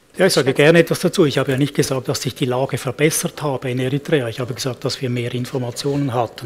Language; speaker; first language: German; native; German